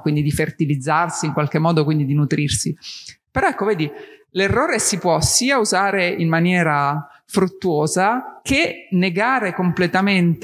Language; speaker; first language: Italian; native; Italian